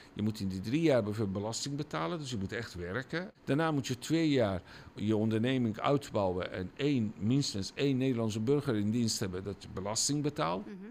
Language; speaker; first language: Dutch; non-native, fluent; Persian